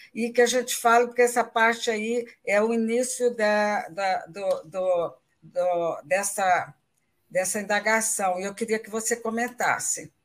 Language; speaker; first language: Portuguese; native; Portuguese